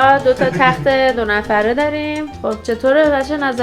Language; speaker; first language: Persian; native; Persian